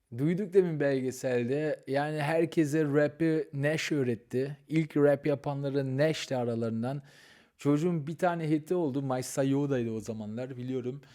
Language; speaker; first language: Turkish; early bilingual, heritage; Turkish